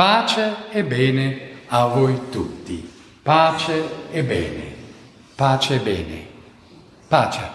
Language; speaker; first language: Italian; non-native, fluent; German